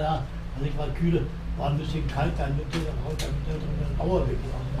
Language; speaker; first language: German; native; German